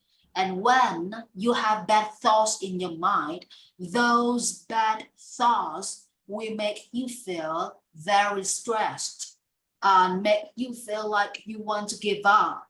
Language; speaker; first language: English; non-native, fluent; Vietnamese